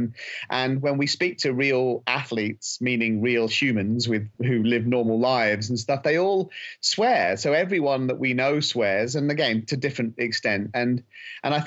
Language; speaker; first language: English; native; English